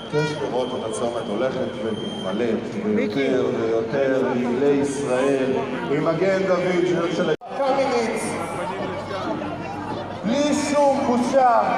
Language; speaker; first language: Hebrew; native; Hebrew